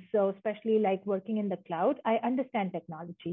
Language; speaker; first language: English; non-native, local second language; Hindi